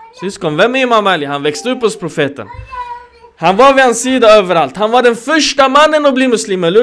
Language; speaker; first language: Swedish; non-native, fluent; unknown